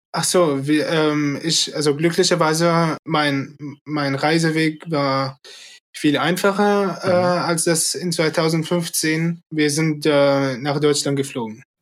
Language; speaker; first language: German; early bilingual, other home language; Arabic